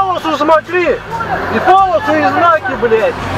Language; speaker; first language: Russian; native; Russian